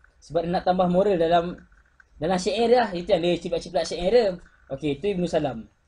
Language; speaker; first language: Malay; native; Malay